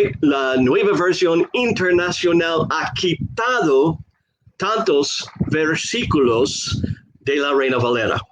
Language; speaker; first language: Spanish; non-native, fluent; English